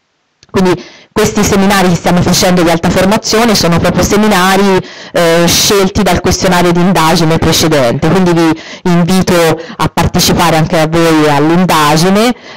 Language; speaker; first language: Italian; native; Italian